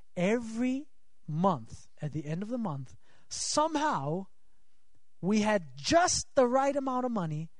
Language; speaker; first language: English; non-native, fluent; Swiss German